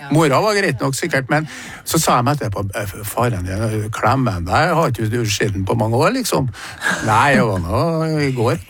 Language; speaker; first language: Norwegian; native; Norwegian